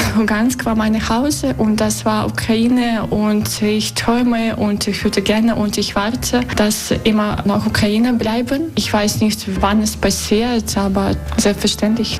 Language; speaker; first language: German; non-native, learner; Russian